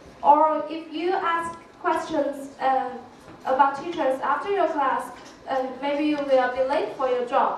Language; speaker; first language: English; non-native, learner; Chinese